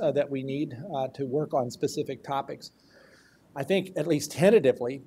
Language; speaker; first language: English; native; English